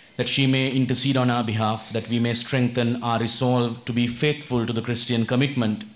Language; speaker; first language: English; non-native, local second language; Sinhala